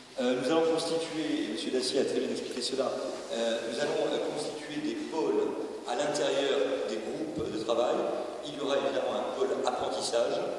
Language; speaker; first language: French; native; French